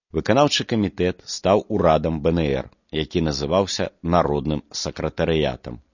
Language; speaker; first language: Belarusian; non-native, local second language; Russian